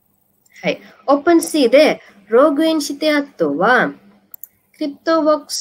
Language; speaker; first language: Japanese; non-native, learner; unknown